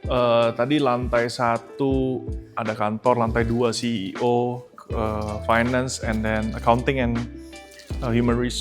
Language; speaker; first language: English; non-native, fluent; Indonesian